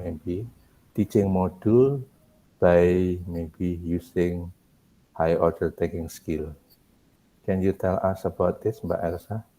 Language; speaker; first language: English; non-native, learner; Indonesian